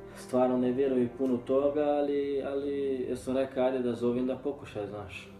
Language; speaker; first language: Croatian; non-native, learner; Portuguese